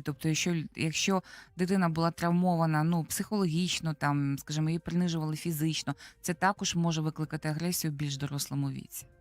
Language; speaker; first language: Ukrainian; native; Ukrainian